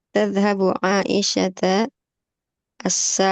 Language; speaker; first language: Arabic; non-native, learner; Indonesian